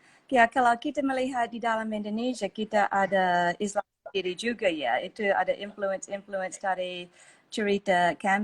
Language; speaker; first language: Indonesian; non-native, learner; English